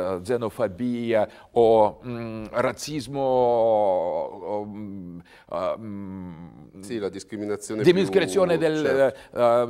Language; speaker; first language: Italian; non-native, learner; Russian